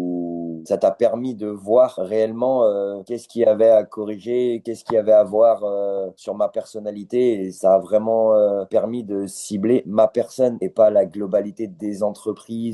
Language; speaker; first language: French; native; French